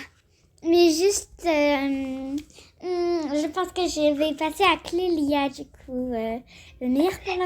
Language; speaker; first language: French; native; French